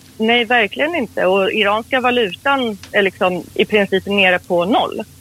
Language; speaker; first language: Swedish; early bilingual, other home language; Persian